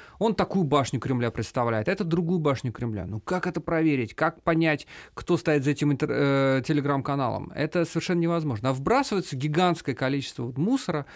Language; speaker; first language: Russian; native; Russian